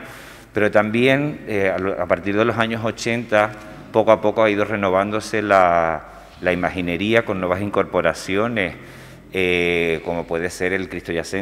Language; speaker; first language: Spanish; native; Spanish